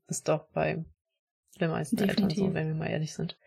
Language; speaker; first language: German; native; German